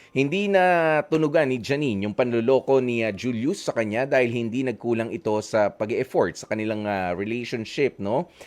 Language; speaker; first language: Filipino; native; Filipino